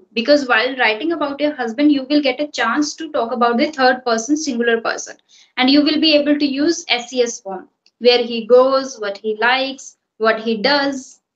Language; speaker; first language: English; non-native, fluent; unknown